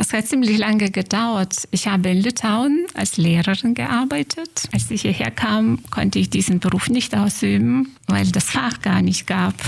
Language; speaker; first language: German; non-native, fluent; Lithuanian